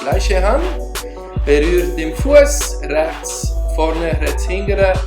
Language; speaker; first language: German; non-native, learner; French